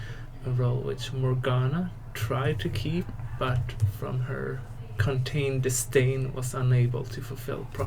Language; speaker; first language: English; non-native, fluent; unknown